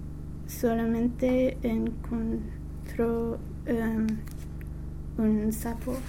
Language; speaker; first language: Spanish; non-native, learner; English